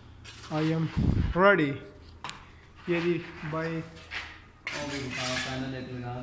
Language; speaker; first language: Urdu; non-native, local second language; Punjabi